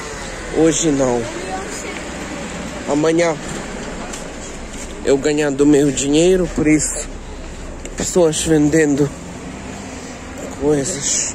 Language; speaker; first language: Portuguese; non-native, learner; Ukrainian